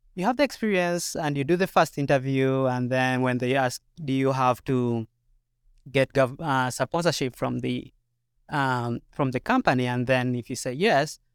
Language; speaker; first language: English; non-native, local second language; Ganda